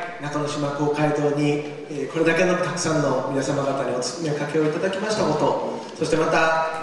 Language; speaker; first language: Japanese; native; Japanese